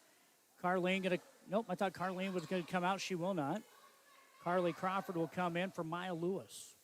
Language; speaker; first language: English; native; English